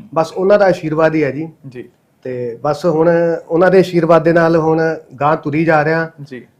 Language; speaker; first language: Punjabi; native; Punjabi